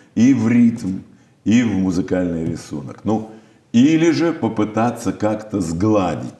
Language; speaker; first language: Russian; native; Russian